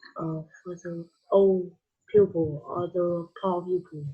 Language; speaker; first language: English; non-native, learner; Vietnamese